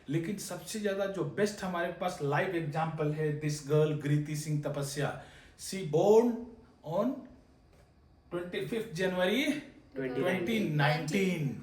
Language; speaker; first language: Hindi; native; Hindi